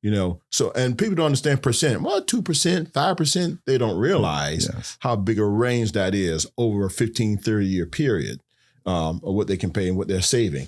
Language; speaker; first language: English; native; English